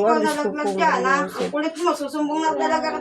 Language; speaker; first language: Filipino; native; Filipino